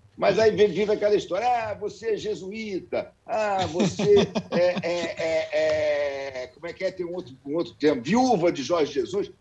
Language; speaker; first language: Portuguese; native; Portuguese